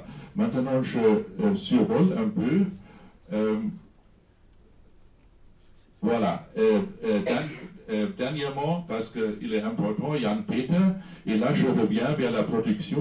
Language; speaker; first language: French; non-native, fluent; German